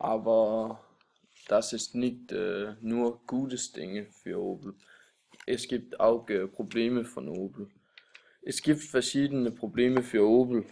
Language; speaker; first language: German; non-native, learner; Danish